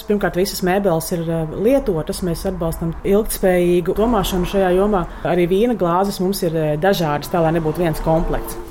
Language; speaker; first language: Latvian; native; Latvian